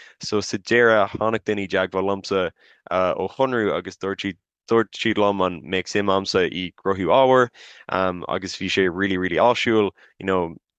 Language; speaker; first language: Irish; non-native, local second language; English